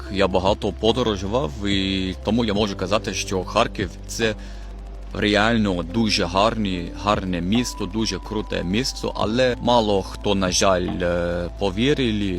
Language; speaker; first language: Ukrainian; non-native, fluent; English